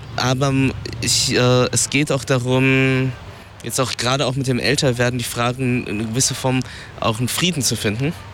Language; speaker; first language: German; early bilingual, other home language; Vietnamese